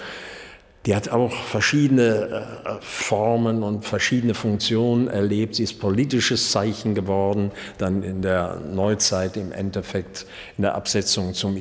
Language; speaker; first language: German; native; German